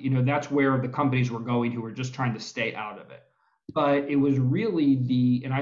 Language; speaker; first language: English; native; English